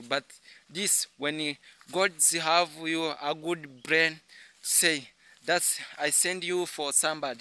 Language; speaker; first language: English; non-native, learner; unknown